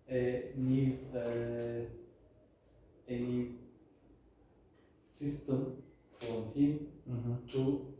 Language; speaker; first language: English; non-native, learner; Turkish